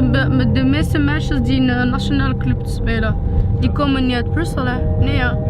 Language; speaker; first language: Dutch; non-native, local second language; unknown